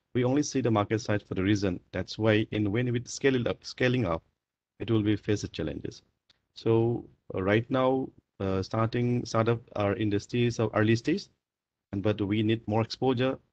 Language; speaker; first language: English; non-native, local second language; Manipuri